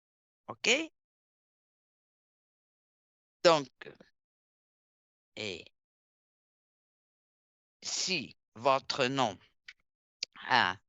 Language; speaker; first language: French; non-native, fluent; Portuguese